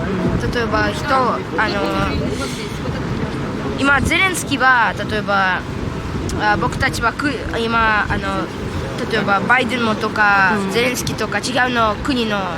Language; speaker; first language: Japanese; non-native, learner; Russian